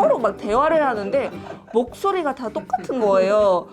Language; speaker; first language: Korean; non-native, fluent; Mongolian